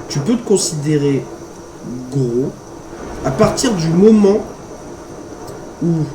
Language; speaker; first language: French; native; French